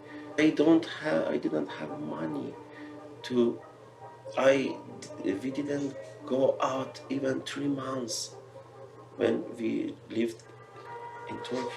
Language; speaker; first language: English; non-native, learner; Persian